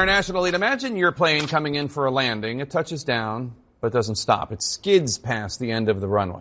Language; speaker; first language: English; native; English